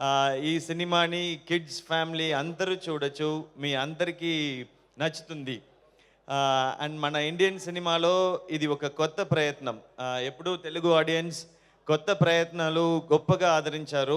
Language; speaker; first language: Telugu; non-native, learner; Tamil